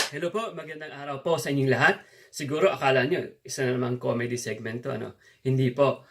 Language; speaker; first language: Filipino; non-native, local second language; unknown